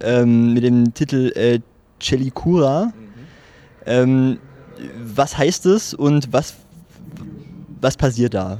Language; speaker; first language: German; non-native, fluent; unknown